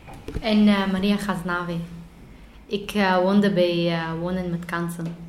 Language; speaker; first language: Dutch; non-native, learner; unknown